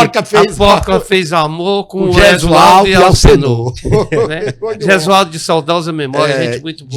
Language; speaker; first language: Portuguese; native; Portuguese